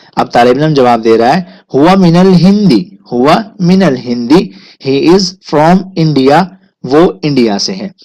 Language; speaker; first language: Urdu; native; Urdu